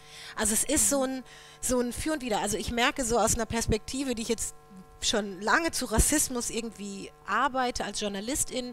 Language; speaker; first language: German; native; German